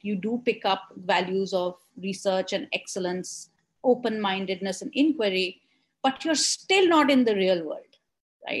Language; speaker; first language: English; non-native, local second language; Hindi